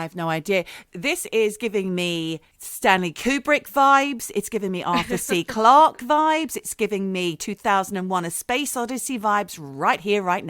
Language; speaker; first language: English; native; English